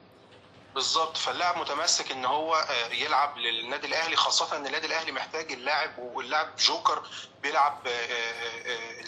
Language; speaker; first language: Arabic; native; Arabic